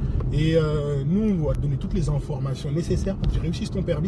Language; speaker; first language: French; native; French